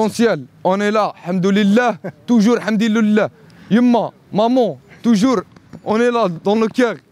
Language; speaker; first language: French; non-native, learner; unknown